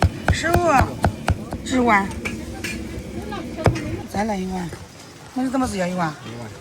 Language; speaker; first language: Chinese; native; Chinese